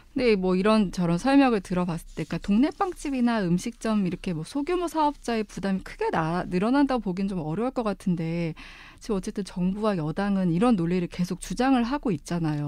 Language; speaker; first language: Korean; native; Korean